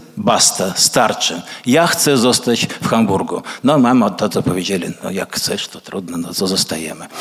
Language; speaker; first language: Polish; early bilingual, other home language; Russian